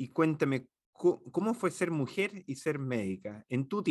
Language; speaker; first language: Spanish; native; Spanish